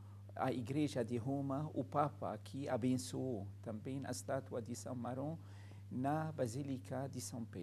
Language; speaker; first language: Portuguese; non-native, fluent; Arabic